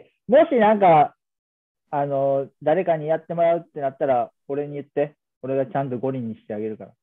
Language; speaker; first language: Japanese; native; Japanese